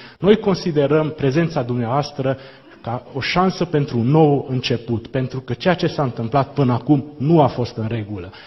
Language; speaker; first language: Romanian; non-native, local second language; Hungarian